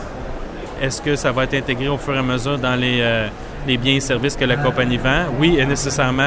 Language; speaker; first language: French; native; French